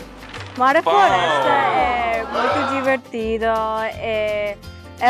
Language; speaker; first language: Portuguese; non-native, learner; English